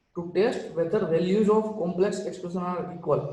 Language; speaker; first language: English; non-native, local second language; Gujarati